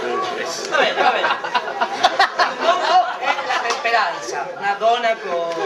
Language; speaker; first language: Italian; non-native, learner; Spanish